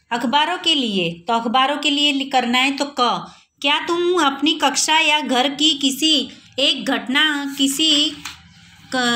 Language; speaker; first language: Hindi; non-native, local second language; Gujarati